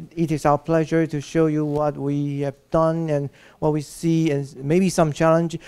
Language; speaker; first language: English; non-native, fluent; Chinese